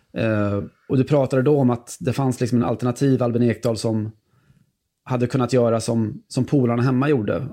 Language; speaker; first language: Swedish; native; Swedish